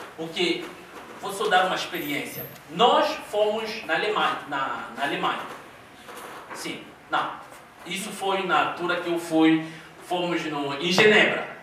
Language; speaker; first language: Portuguese; non-native, local second language; Kongo